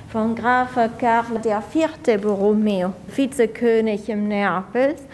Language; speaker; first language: German; non-native, fluent; Italian